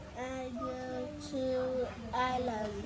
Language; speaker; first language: English; non-native, learner; Vietnamese